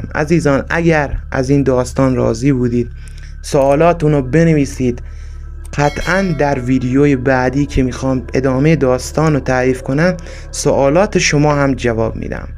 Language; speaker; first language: Persian; native; Persian